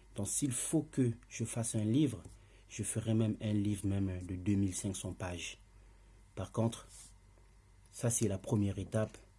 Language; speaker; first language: French; non-native, local second language; Lingala